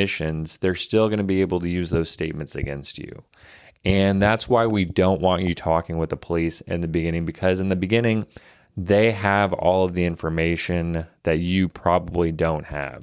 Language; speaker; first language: English; native; English